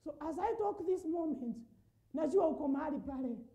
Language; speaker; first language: English; non-native, local second language; Swahili